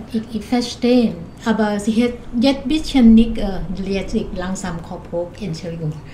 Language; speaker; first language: German; non-native, learner; Thai